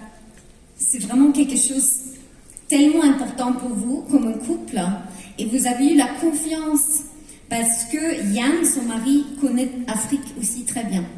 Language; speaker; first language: French; non-native, fluent; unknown